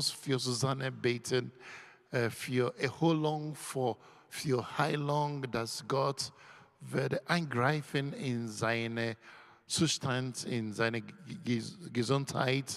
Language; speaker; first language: German; non-native, learner; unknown